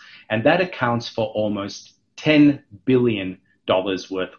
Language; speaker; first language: English; non-native, local second language; Sinhala